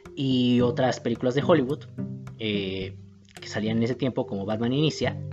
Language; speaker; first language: Spanish; native; Spanish